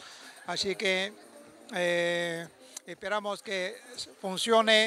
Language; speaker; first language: Spanish; non-native, fluent; Chinese